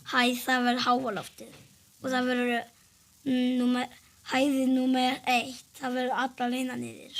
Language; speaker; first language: Icelandic; early bilingual, other home language; Portuguese